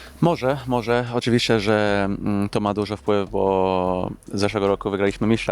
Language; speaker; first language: Polish; early bilingual, heritage; English